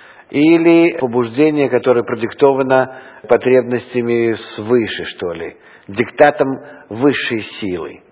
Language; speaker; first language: Russian; native; Russian